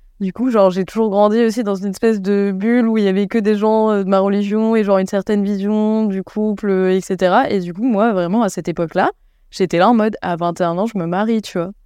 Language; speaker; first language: French; native; French